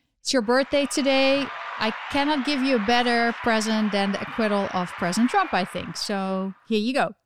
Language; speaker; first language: English; non-native, fluent; Dutch